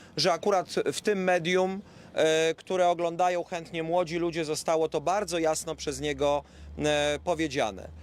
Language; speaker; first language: Polish; native; Polish